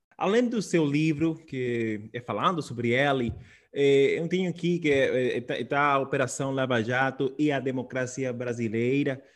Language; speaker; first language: Portuguese; non-native, fluent; Spanish